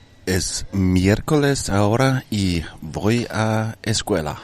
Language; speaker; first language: Spanish; non-native, learner; Danish